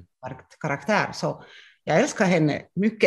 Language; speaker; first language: Swedish; non-native, local second language; Finnish